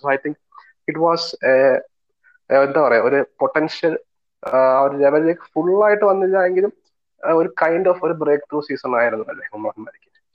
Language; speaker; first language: English; non-native, local second language; Malayalam